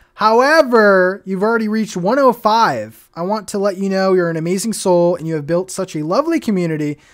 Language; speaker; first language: English; native; English